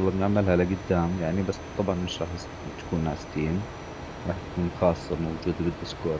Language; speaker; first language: Arabic; native; Arabic